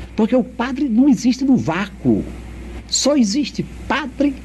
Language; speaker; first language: Portuguese; native; Portuguese